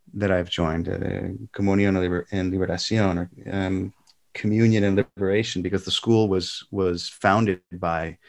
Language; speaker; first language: English; native; English